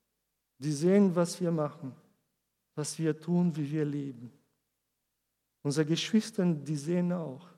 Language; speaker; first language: German; non-native, learner; Portuguese